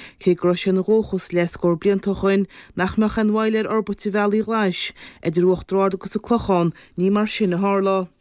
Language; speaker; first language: Irish; native; Irish